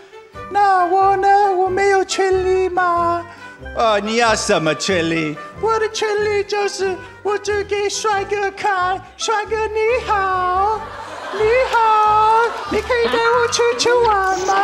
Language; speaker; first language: Chinese; non-native, fluent; English